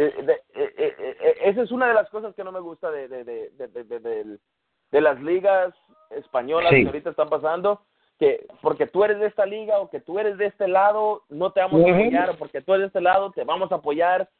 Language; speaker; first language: Spanish; early bilingual, heritage; Spanish